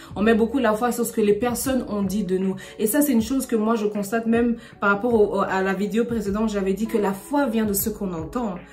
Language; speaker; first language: French; non-native, local second language; Lingala